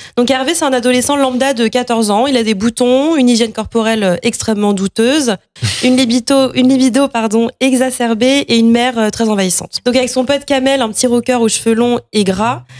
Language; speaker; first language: French; native; French